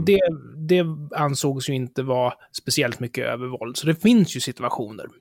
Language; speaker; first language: Swedish; native; Swedish